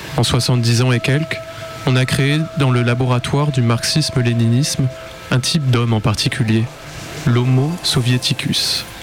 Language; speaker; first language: French; native; French